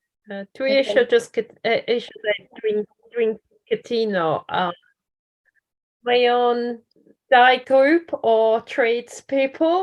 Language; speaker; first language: Welsh; non-native, learner; English